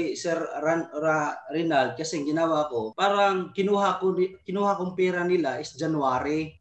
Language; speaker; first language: Filipino; non-native, local second language; Cebuano